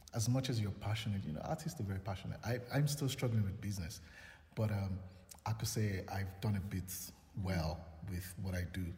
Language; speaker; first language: English; non-native, local second language; Yoruba